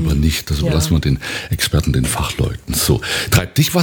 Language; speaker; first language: German; native; German